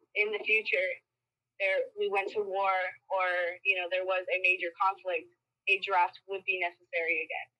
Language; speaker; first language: English; early bilingual, other home language; Spanish